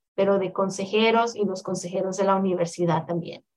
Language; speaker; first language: Spanish; native; Spanish